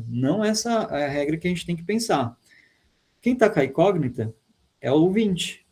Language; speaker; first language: Portuguese; native; Portuguese